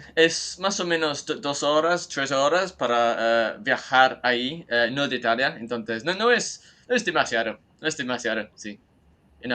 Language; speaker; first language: Spanish; non-native, learner; English